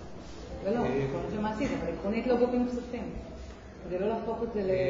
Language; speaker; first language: Hebrew; native; Hebrew